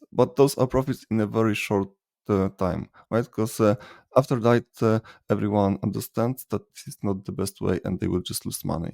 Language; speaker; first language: English; non-native, fluent; Polish